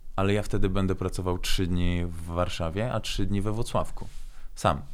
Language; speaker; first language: Polish; non-native, fluent; Azerbaijani